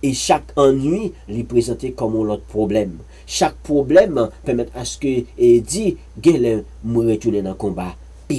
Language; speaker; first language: French; non-native, learner; Haitian Creole